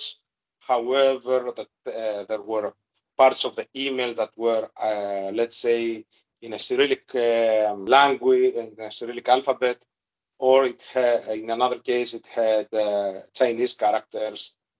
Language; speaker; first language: English; non-native, fluent; Greek